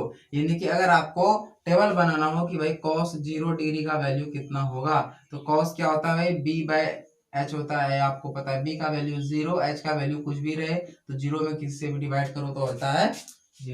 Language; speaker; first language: Hindi; native; Hindi